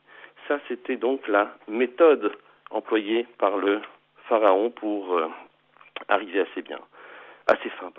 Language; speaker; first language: French; native; French